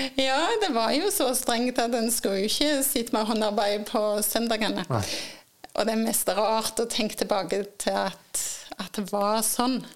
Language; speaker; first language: Norwegian; native; Norwegian